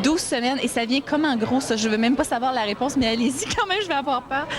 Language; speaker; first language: French; native; French